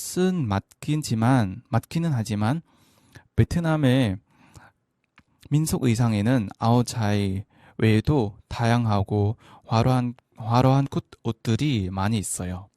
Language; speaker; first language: Korean; non-native, fluent; Vietnamese